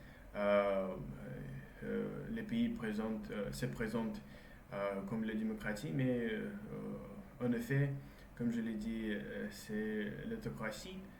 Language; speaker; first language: French; non-native, learner; Russian